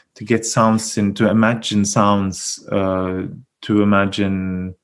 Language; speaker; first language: English; non-native, fluent; Norwegian